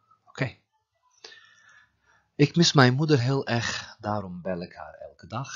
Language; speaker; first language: Dutch; non-native, fluent; Turkish